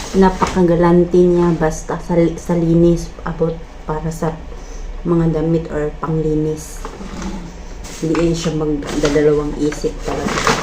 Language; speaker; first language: Filipino; non-native, local second language; Cebuano